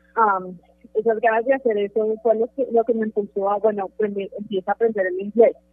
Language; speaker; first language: Spanish; native; Spanish